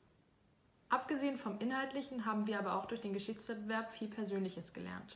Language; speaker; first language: German; native; German